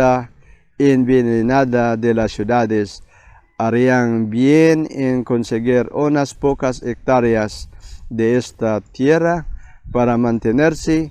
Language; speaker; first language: Spanish; non-native, fluent; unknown